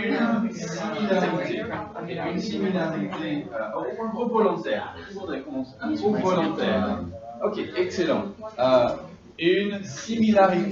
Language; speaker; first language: French; non-native, fluent; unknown